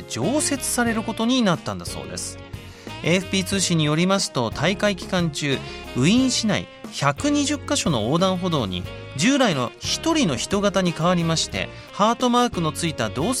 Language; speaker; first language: Japanese; native; Japanese